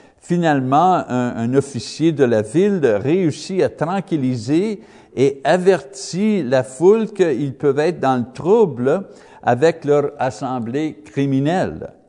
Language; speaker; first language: French; non-native, fluent; English